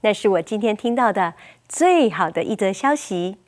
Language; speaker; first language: Chinese; native; Chinese